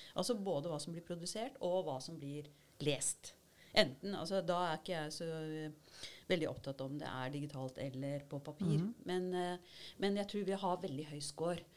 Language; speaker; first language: Norwegian; native; Norwegian